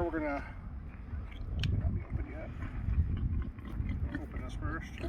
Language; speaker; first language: English; native; English